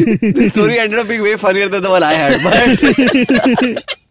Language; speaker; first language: English; non-native, local second language; Hindi